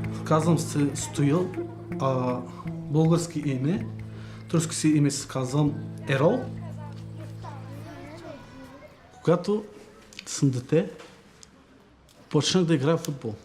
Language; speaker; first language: Bulgarian; non-native, local second language; Turkish